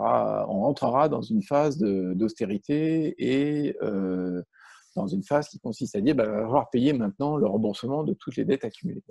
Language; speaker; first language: French; native; French